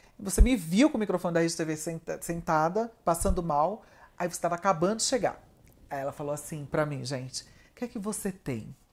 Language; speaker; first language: Portuguese; native; Portuguese